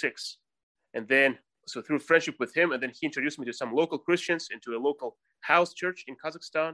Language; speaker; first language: English; non-native, fluent; Russian